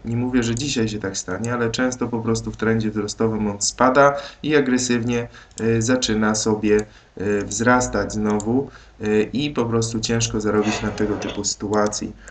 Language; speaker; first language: Polish; native; Polish